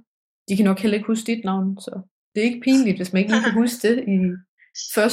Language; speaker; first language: Danish; early bilingual, heritage; Danish